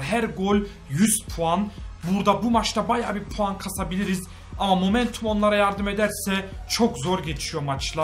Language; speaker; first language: Turkish; native; Turkish